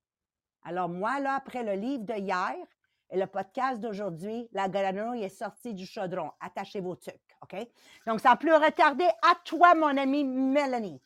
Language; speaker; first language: French; native; French